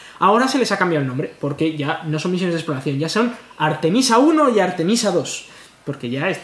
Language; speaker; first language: Spanish; native; Spanish